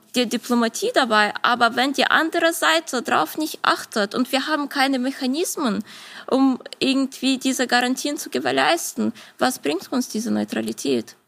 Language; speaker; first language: German; non-native, fluent; Ukrainian